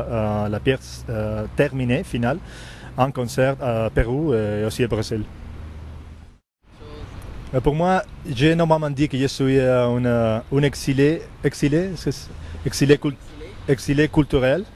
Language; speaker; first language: French; non-native, fluent; Spanish